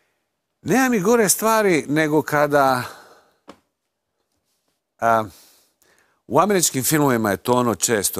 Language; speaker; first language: Croatian; native; Croatian